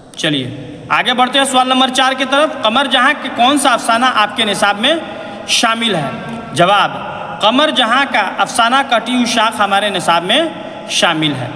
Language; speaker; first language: Urdu; native; Urdu